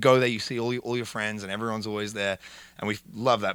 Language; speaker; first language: English; native; English